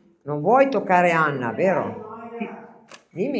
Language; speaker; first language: Italian; native; Italian